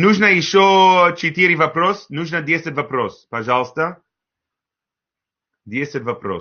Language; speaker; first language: Russian; non-native, learner; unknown